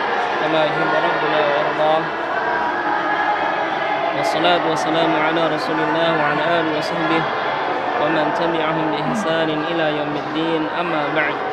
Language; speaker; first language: Arabic; non-native, fluent; Indonesian